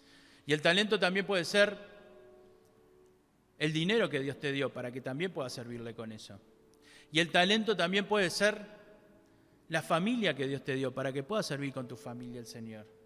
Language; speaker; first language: Spanish; native; Spanish